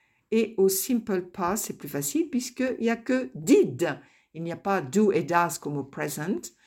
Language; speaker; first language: French; native; French